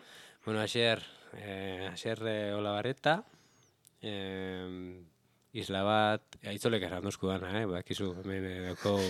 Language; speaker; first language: Basque; native; Basque